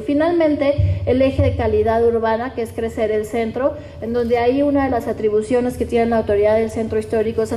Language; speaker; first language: Spanish; native; Spanish